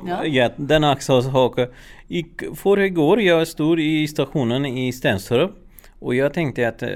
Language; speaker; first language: Swedish; non-native, learner; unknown